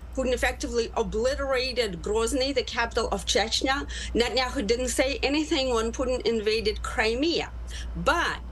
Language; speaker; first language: English; non-native, fluent; Russian